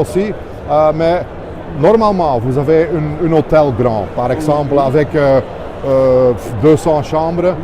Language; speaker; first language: French; non-native, local second language; Dutch